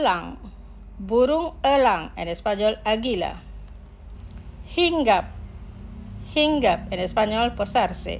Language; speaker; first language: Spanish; non-native, fluent; Indonesian